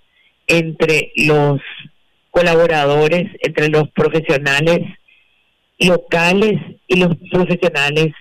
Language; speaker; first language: Spanish; native; Spanish